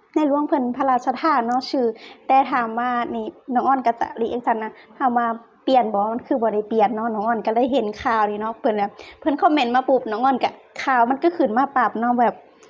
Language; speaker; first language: Thai; non-native, local second language; Lao